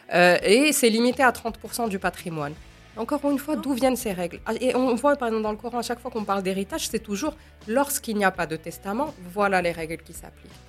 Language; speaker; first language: French; non-native, local second language; Arabic